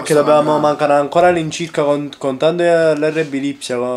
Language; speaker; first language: Italian; native; Italian